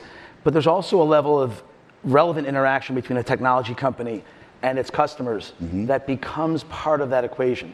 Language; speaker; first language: English; native; English